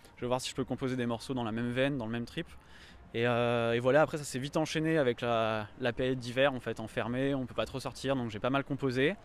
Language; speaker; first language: French; native; French